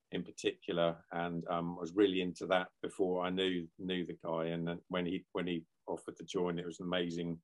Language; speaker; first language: English; native; English